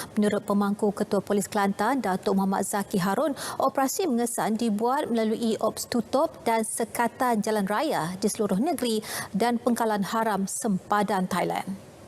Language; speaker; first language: Malay; native; Malay